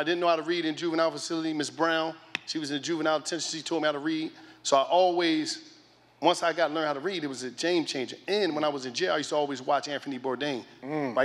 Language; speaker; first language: English; native; English